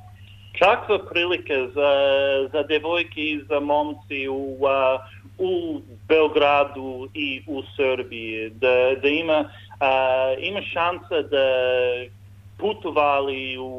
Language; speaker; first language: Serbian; non-native, learner; English